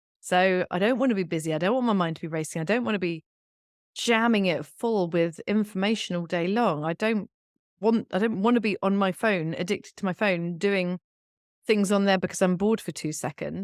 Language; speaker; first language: English; native; English